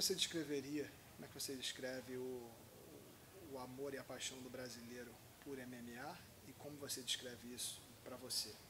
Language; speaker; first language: Portuguese; native; Portuguese